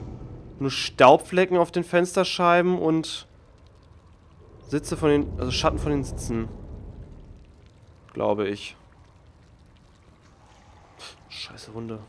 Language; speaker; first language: German; native; German